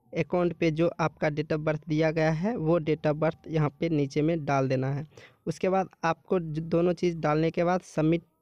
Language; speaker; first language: Hindi; native; Hindi